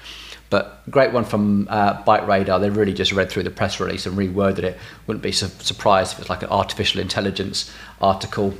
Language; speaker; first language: English; native; English